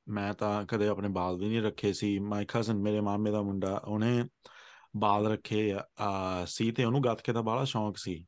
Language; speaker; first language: Punjabi; early bilingual, heritage; Punjabi